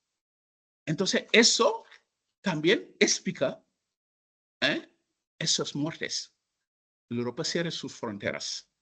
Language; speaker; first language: Spanish; non-native, fluent; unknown